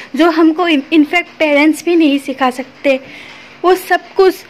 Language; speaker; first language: Hindi; non-native, local second language; Assamese